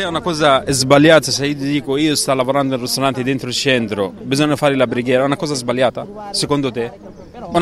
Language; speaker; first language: Italian; non-native, learner; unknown